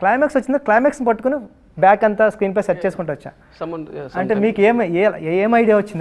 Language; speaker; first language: Telugu; native; Telugu